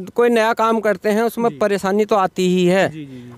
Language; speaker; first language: Hindi; native; Hindi